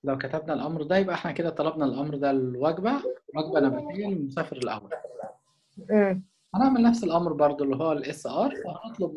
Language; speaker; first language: Arabic; native; Arabic